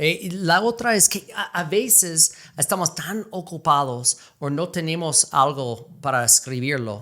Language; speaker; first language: Spanish; non-native, fluent; English